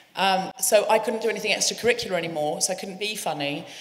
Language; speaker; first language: English; native; English